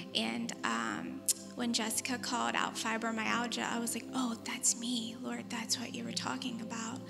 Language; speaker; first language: English; native; English